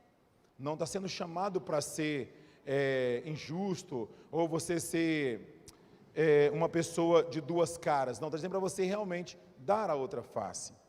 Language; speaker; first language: Portuguese; native; Portuguese